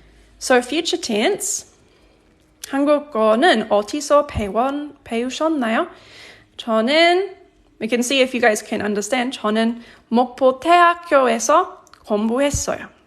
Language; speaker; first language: Korean; non-native, fluent; English